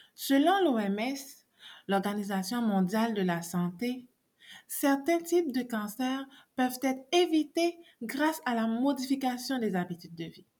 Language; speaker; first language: French; non-native, local second language; Haitian Creole